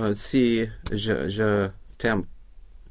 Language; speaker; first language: French; non-native, learner; Swedish